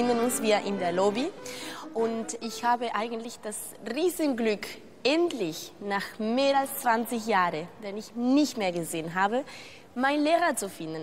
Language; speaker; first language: German; non-native, fluent; Spanish